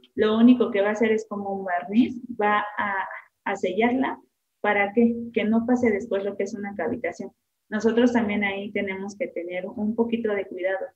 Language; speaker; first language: Spanish; native; Spanish